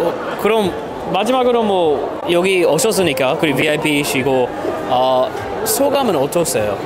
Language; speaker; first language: Korean; non-native, fluent; English